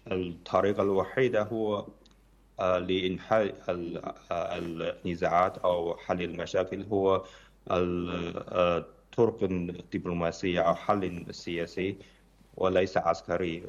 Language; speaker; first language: Arabic; non-native, fluent; Chinese